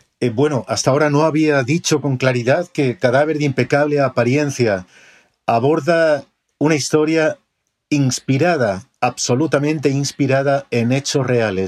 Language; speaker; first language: Spanish; native; Spanish